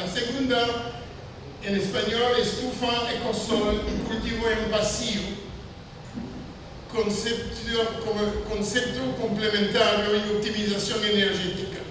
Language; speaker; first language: Spanish; non-native, fluent; French